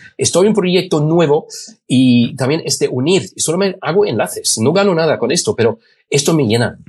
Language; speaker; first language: Spanish; non-native, fluent; German